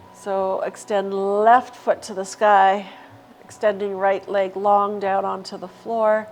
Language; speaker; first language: English; native; English